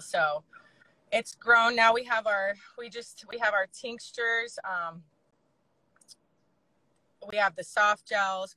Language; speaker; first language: English; native; English